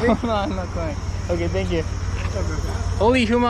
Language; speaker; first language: English; non-native, learner; Korean